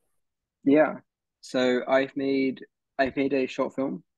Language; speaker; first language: English; early bilingual, other home language; Hindi